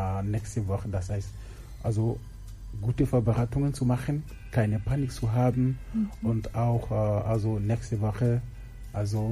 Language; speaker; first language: German; non-native, fluent; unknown